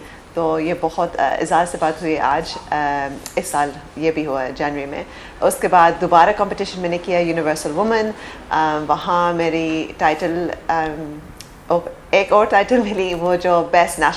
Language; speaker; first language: Hindi; early bilingual, heritage; English